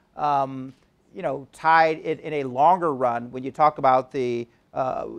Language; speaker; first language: English; native; English